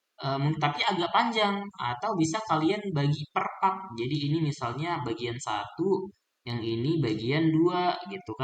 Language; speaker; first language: Indonesian; native; Indonesian